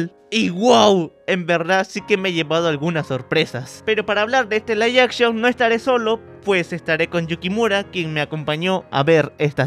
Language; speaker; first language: Spanish; native; Spanish